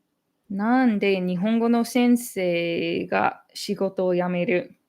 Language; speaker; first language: Japanese; non-native, fluent; English